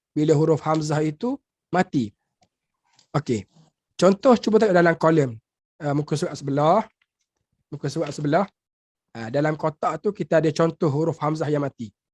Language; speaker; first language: Malay; native; Malay